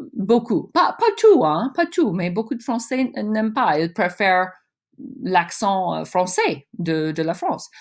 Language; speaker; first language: French; non-native, fluent; English